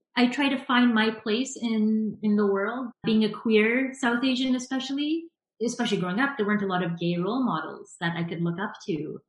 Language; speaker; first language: English; native; English